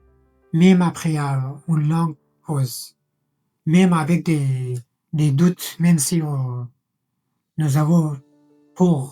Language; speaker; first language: French; non-native, fluent; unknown